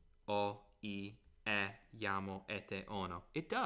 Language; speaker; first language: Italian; non-native, fluent; English